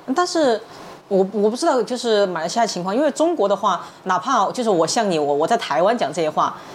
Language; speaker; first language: Chinese; native; Chinese